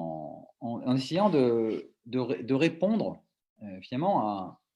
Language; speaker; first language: French; native; French